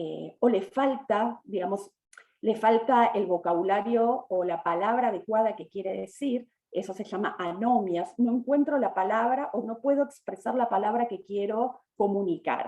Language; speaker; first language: Spanish; native; Spanish